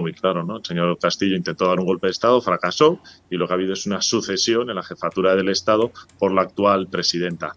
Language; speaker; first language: Spanish; native; Spanish